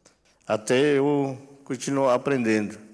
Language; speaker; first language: Portuguese; non-native, local second language; Yanomámi